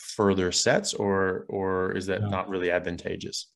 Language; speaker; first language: English; native; English